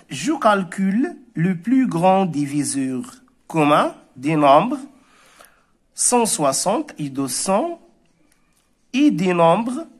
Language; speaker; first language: French; non-native, local second language; Arabic